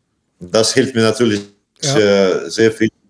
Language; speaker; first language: German; non-native, fluent; Latvian